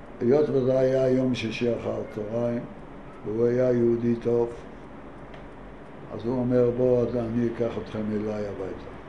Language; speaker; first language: Hebrew; non-native, fluent; Yiddish